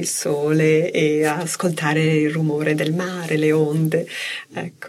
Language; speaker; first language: Italian; native; Italian